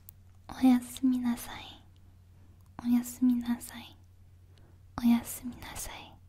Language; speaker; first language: Japanese; non-native, learner; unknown